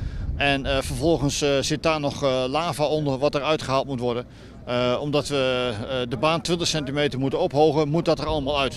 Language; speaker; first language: Dutch; native; Dutch